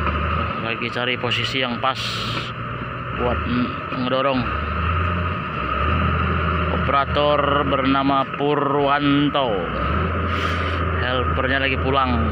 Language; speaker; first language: Indonesian; native; Indonesian